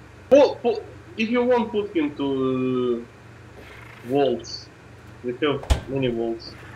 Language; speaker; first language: English; non-native, learner; Russian